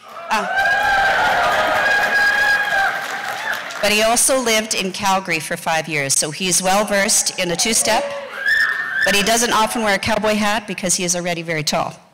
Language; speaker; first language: English; native; English